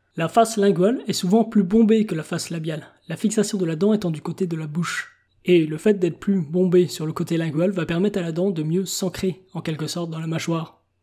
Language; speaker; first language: French; native; French